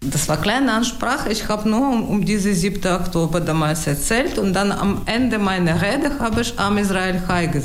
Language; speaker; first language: German; non-native, learner; Russian